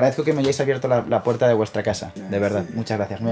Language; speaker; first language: Spanish; native; Spanish